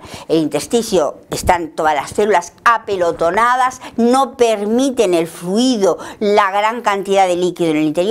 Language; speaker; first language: Spanish; native; Spanish